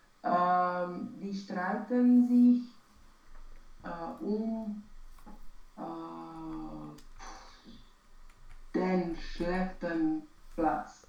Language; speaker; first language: German; non-native, learner; Romanian